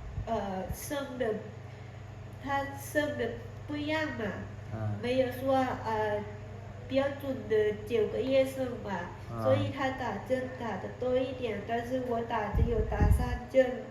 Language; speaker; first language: Chinese; non-native, learner; Lao